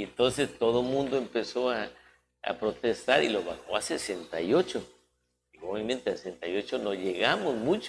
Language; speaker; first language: Spanish; native; Spanish